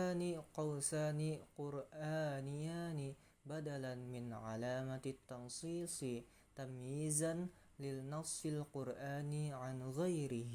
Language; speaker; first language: Arabic; non-native, learner; Indonesian